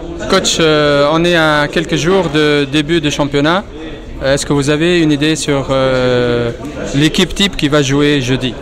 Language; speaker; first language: French; non-native, local second language; Arabic